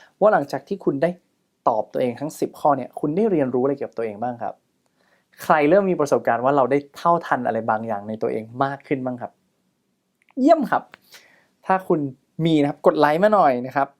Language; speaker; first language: Thai; native; Thai